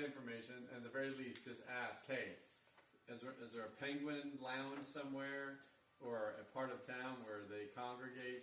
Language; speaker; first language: English; native; English